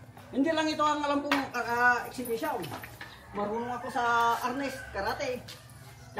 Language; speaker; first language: Filipino; native; Filipino